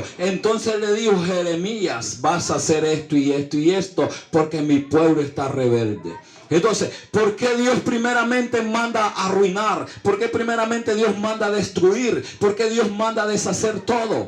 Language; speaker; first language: Spanish; native; Spanish